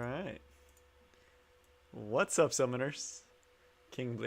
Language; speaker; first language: English; native; English